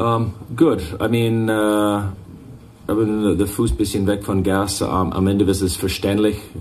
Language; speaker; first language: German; non-native, fluent; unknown